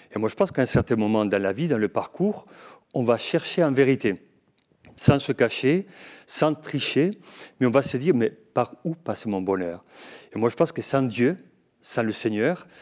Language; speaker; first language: French; non-native, fluent; Spanish